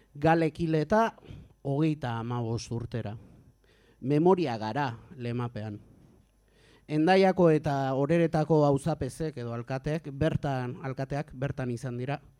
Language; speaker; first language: Basque; native; Basque